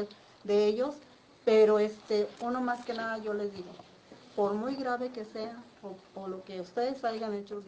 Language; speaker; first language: Spanish; native; Spanish